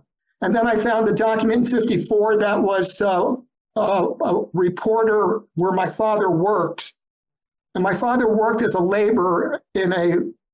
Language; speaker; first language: English; early bilingual, other home language; Yiddish